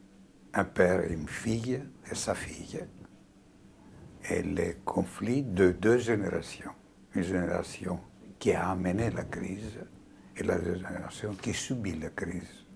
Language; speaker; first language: French; non-native, fluent; Greek